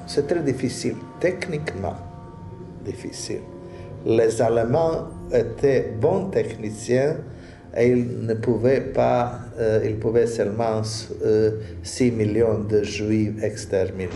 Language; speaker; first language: French; non-native, learner; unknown